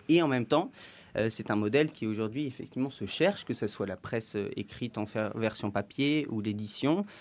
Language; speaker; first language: French; native; French